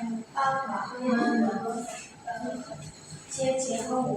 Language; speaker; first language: Chinese; non-native, learner; Indonesian